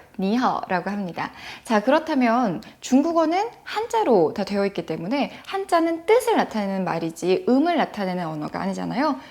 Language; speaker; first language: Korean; native; Korean